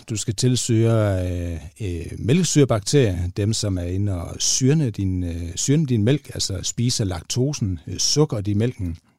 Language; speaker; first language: Danish; native; Danish